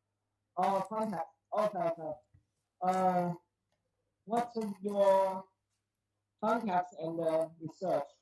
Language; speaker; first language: English; non-native, learner; Chinese